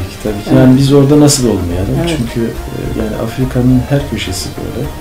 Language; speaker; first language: Turkish; native; Turkish